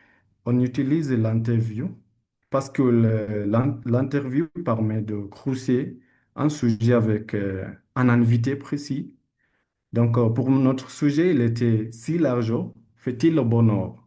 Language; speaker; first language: French; non-native, learner; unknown